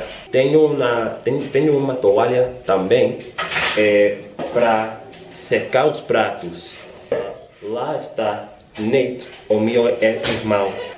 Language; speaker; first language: Portuguese; non-native, learner; English